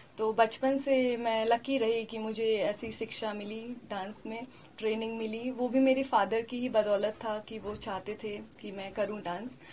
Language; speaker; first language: Hindi; native; Hindi